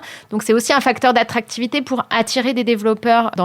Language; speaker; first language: French; native; French